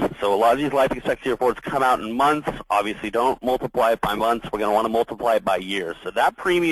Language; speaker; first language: English; native; English